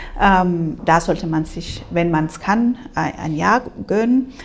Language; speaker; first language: German; non-native, fluent; Spanish